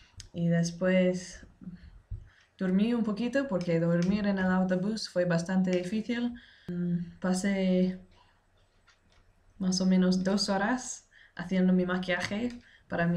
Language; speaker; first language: Spanish; non-native, learner; English